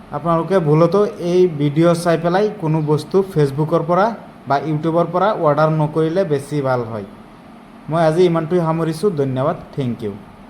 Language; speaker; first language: Assamese; native; Assamese